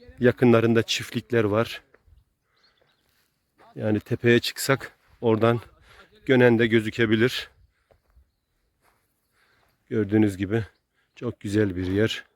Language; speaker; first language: Turkish; native; Turkish